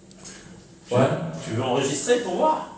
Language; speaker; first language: French; native; French